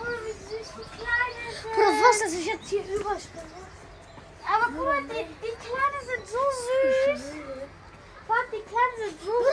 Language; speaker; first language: German; early bilingual, other home language; Arabic